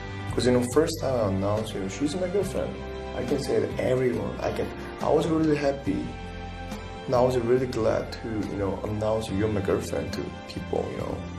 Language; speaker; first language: English; non-native, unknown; Korean